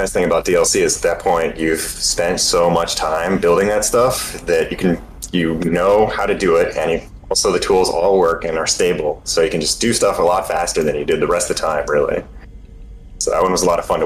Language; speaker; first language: English; native; English